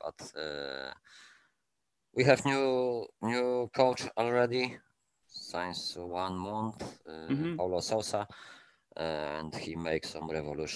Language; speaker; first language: English; non-native, learner; Polish